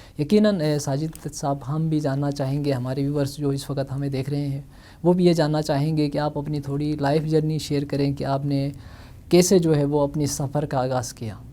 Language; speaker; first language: Urdu; non-native, local second language; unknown